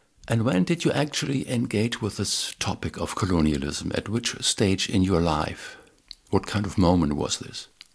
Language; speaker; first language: English; non-native, fluent; German